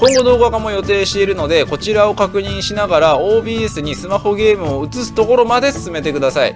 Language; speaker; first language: Japanese; native; Japanese